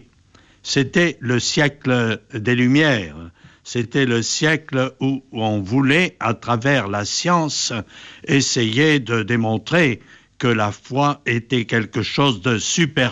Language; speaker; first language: French; native; French